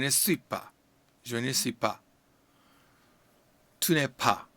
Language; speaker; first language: French; non-native, learner; English